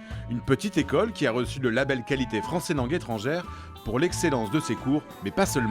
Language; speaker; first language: French; native; French